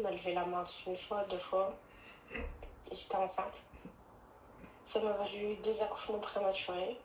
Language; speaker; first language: French; native; French